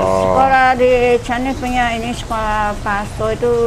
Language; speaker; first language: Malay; non-native, local second language; Min Nan Chinese